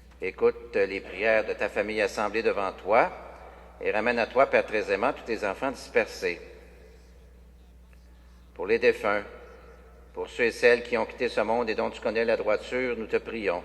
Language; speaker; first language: French; native; French